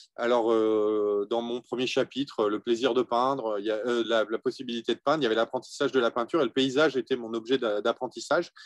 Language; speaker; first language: French; native; French